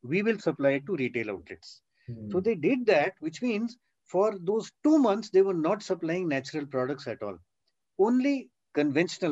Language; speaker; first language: English; non-native, local second language; Hindi